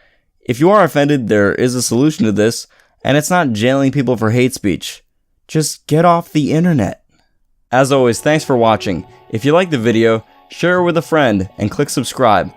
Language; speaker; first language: English; native; English